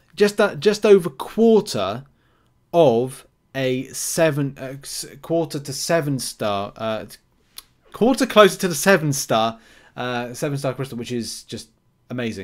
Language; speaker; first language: English; native; English